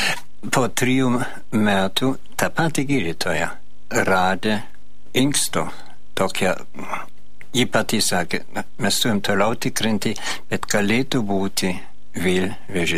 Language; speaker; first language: Lithuanian; non-native, fluent; German